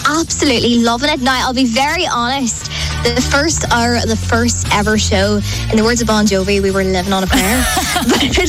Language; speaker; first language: English; native; English